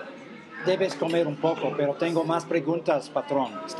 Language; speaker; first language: Spanish; non-native, fluent; English